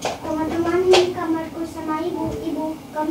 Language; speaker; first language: Indonesian; early bilingual, heritage; Indonesian